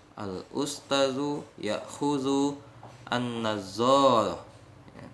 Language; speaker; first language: Arabic; non-native, fluent; Indonesian